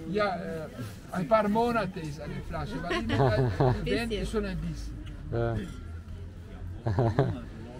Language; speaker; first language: German; non-native, learner; Slovenian